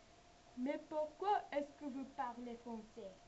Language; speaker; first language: French; non-native, learner; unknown